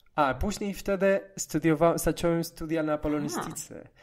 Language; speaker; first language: Polish; non-native, fluent; Spanish